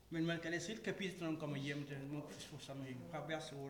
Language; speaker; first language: Danish; non-native, fluent; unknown